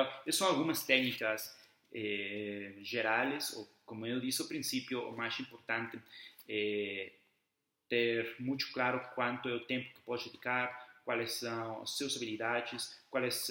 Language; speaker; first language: Portuguese; non-native, fluent; Spanish